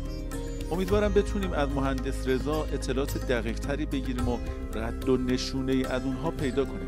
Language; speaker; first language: Persian; native; Persian